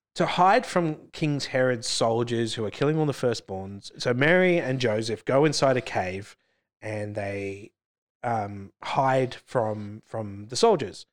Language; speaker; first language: English; native; English